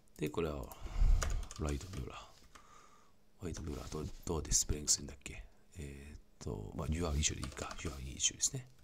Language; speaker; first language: Japanese; non-native, fluent; Cantonese